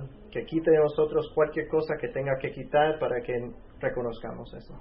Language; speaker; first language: Spanish; native; Spanish